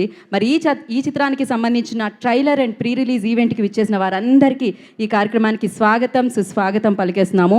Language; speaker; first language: Telugu; native; Telugu